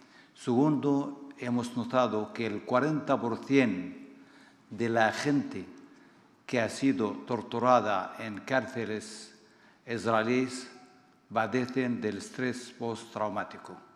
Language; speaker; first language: Spanish; non-native, fluent; Arabic